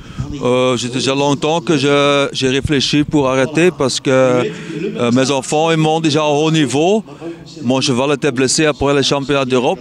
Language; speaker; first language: French; non-native, local second language; Dutch